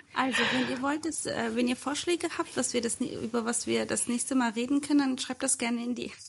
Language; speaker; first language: German; early bilingual, other home language; Turkish